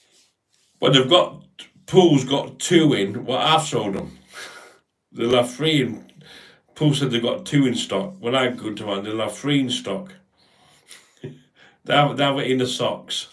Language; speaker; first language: English; native; English